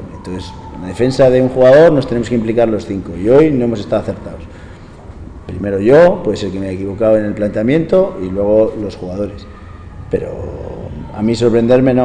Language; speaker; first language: Spanish; native; Spanish